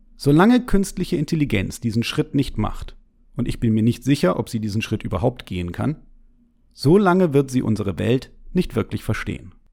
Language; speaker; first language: German; native; German